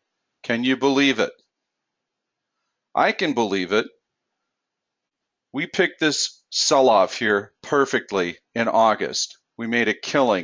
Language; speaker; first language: English; native; English